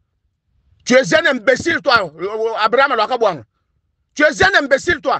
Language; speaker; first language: French; non-native, local second language; Luba-Lulua